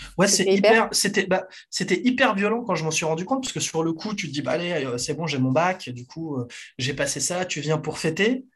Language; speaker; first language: French; native; French